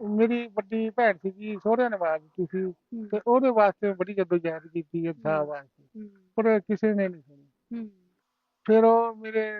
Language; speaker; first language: Punjabi; non-native, local second language; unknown